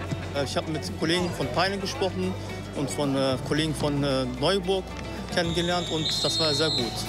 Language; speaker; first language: German; non-native, fluent; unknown